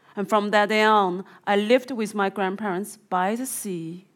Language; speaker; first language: English; non-native, fluent; Chinese